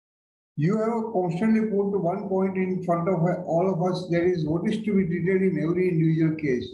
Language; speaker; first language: English; non-native, local second language; Hindi